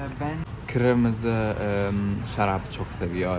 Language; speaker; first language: Turkish; non-native, learner; Italian